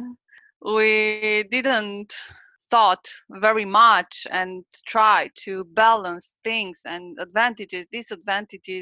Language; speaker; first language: English; non-native, learner; Romanian